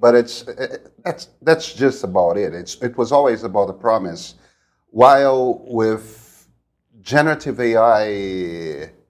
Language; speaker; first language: English; non-native, fluent; Portuguese